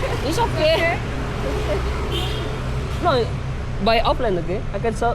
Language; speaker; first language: English; non-native, learner; Indonesian